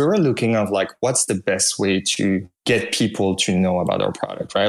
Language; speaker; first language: English; non-native, fluent; French